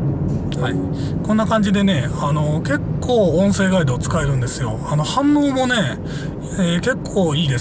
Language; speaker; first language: Japanese; native; Japanese